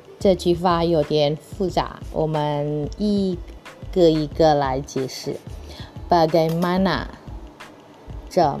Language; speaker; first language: Chinese; early bilingual, heritage; Chinese